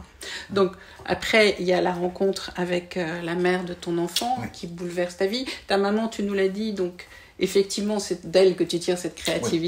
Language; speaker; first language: French; native; French